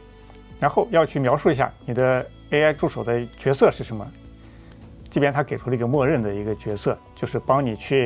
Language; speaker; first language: Chinese; native; Chinese